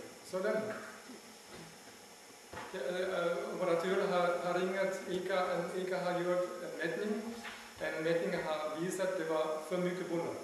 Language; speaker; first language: Swedish; non-native, learner; German